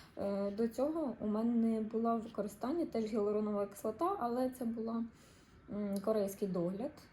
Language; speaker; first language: Ukrainian; non-native, local second language; Russian